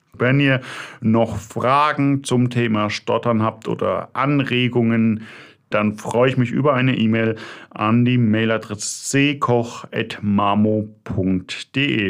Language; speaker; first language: German; native; German